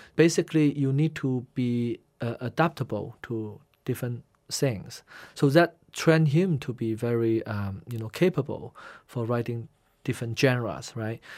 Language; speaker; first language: English; non-native, fluent; Min Nan Chinese